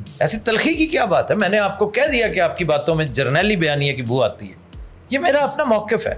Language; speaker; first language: Urdu; non-native, local second language; Punjabi